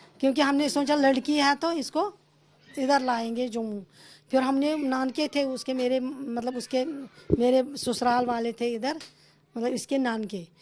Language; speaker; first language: Hindi; non-native, local second language; Kashmiri